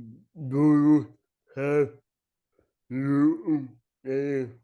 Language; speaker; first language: English; non-native, learner; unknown